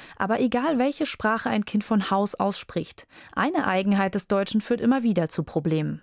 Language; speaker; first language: German; native; German